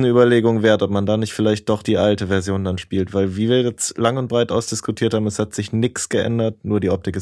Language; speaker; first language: German; native; German